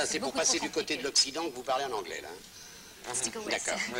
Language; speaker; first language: French; native; French